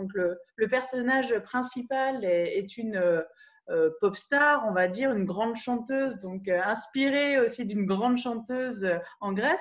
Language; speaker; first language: French; native; French